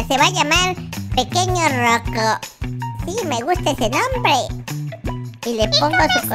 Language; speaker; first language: Spanish; native; Spanish